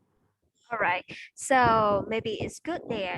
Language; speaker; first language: English; non-native, fluent; Vietnamese